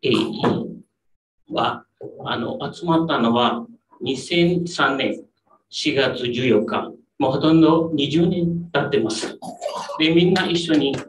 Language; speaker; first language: Japanese; non-native, fluent; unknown